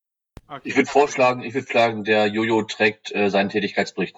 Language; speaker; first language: German; native; German